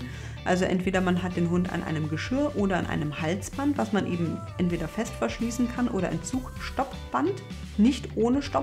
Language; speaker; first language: German; native; German